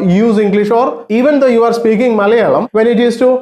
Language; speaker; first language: English; non-native, local second language; Malayalam